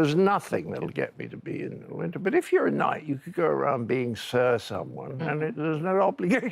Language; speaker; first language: English; native; English